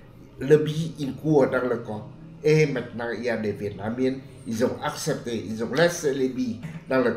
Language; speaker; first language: French; non-native, fluent; Vietnamese